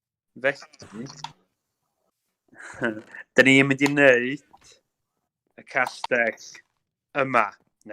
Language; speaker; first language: Welsh; native; Welsh